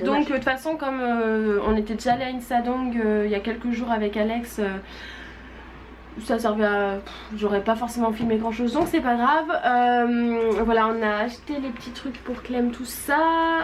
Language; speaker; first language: French; native; French